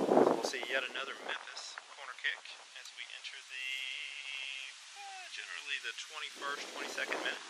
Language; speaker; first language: English; native; English